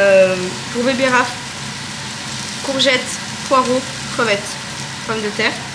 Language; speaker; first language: French; native; French